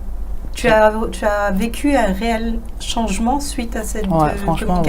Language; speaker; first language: French; native; French